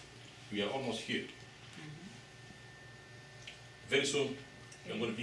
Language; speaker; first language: English; non-native, local second language; French